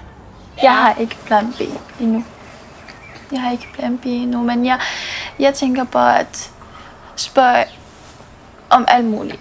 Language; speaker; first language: Danish; early bilingual, other home language; Arabic